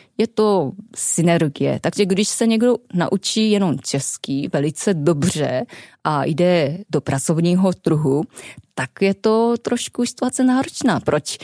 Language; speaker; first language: Czech; non-native, fluent; Japanese